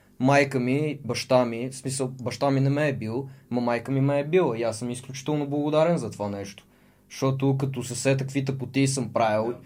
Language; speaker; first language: Bulgarian; early bilingual, other home language; Russian